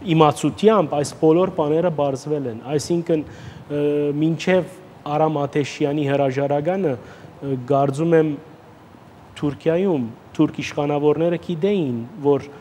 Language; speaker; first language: Armenian; early bilingual, heritage; Armenian